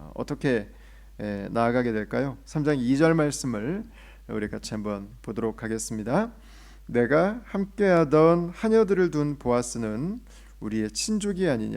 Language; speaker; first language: Korean; native; Korean